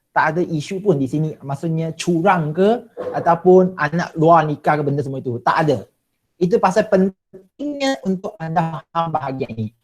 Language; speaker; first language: Malay; non-native, local second language; Chinese